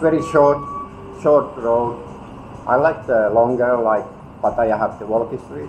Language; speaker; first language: English; non-native, learner; Finnish